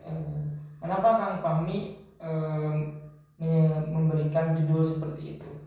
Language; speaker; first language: Indonesian; native; Indonesian